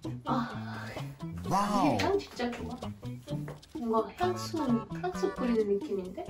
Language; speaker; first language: Korean; non-native, fluent; Russian